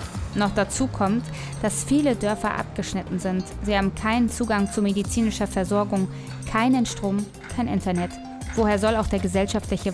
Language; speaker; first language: German; native; German